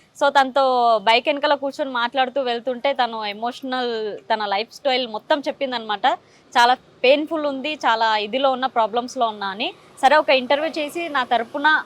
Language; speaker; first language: Telugu; native; Telugu